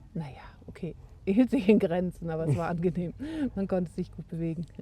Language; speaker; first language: German; native; German